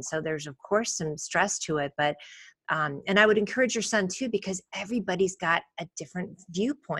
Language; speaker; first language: English; native; English